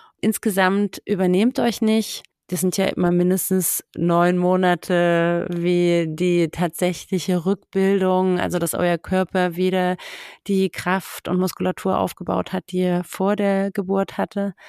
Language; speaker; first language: German; native; German